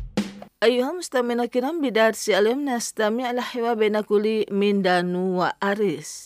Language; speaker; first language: Arabic; non-native, fluent; Indonesian